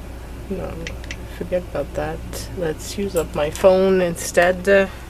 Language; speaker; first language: English; native; English